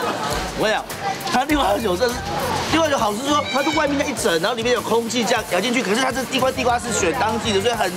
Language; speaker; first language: Chinese; native; Chinese